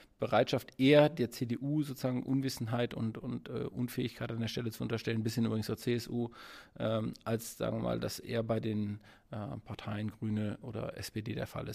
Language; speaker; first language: German; native; German